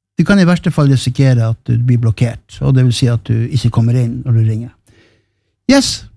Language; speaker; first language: Norwegian; native; Norwegian